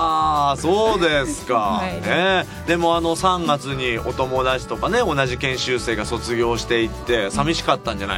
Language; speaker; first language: Japanese; native; Japanese